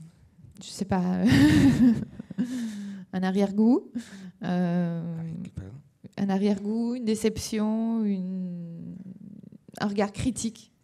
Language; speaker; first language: French; native; French